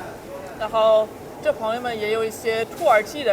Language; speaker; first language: Chinese; non-native, fluent; German